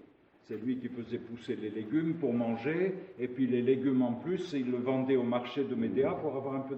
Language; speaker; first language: French; non-native, local second language; Arabic